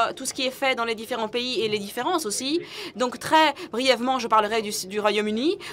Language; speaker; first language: French; non-native, fluent; English